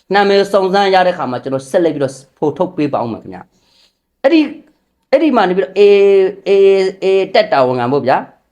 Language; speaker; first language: Burmese; non-native, local second language; Rohingya